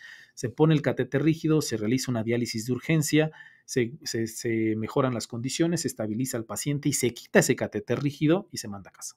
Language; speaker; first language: Spanish; native; Spanish